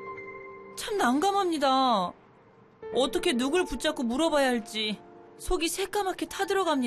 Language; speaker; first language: Korean; native; Korean